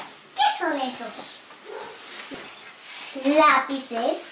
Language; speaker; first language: Spanish; early bilingual, other home language; Haitian Creole